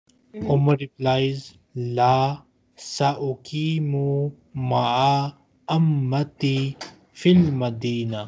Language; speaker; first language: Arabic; non-native, fluent; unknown